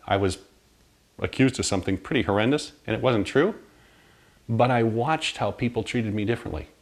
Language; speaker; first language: English; native; English